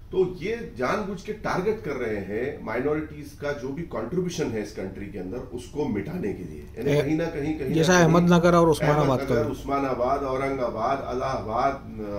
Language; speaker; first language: Hindi; non-native, local second language; Urdu